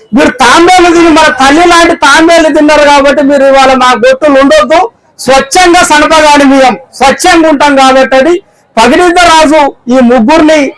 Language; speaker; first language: Telugu; non-native, local second language; Koya